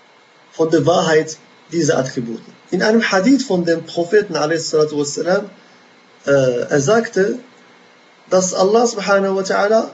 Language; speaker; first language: German; non-native, fluent; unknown